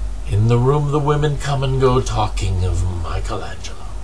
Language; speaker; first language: English; native; English